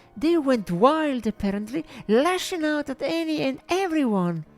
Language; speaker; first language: English; non-native, fluent; Italian